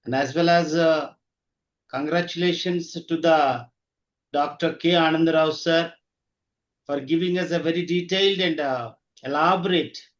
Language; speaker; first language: English; non-native, local second language; Telugu